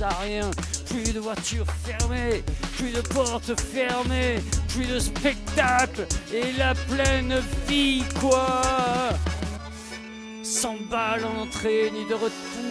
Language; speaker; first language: French; native; French